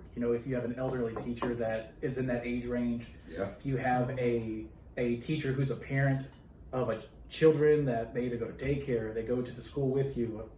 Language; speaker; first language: English; native; English